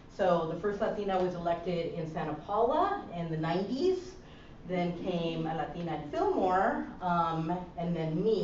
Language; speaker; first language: English; early bilingual, other home language; Spanish